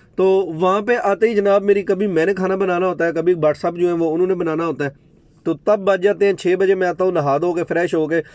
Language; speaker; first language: Urdu; non-native, local second language; Punjabi